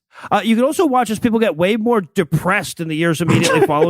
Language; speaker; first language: English; native; English